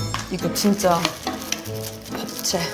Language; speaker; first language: Korean; non-native, learner; German